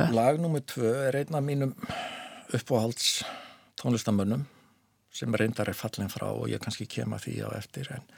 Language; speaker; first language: Icelandic; native; Icelandic